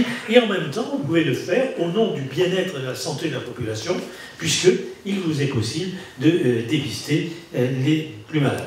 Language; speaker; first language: French; native; French